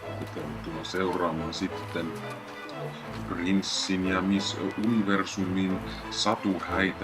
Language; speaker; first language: Finnish; native; Finnish